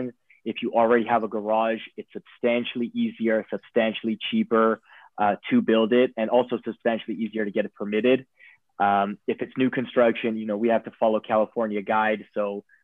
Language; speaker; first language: English; native; English